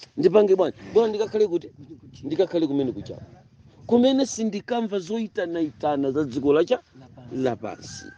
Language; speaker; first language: Nyanja; non-native, local second language; Tumbuka